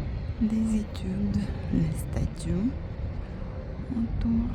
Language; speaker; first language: French; non-native, fluent; Russian